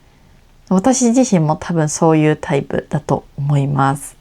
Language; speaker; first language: Japanese; native; Japanese